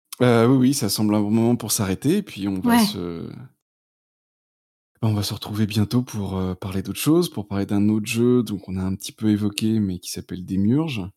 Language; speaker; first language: French; native; French